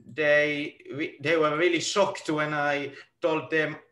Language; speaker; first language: English; non-native, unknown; Hebrew